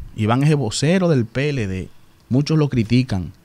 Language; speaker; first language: Spanish; native; Spanish